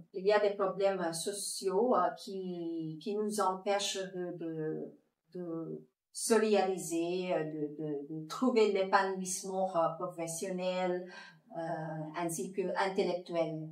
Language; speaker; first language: French; non-native, fluent; Filipino